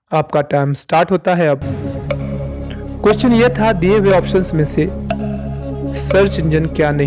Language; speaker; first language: Hindi; native; Hindi